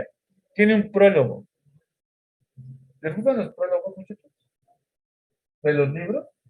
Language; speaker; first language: Spanish; native; Spanish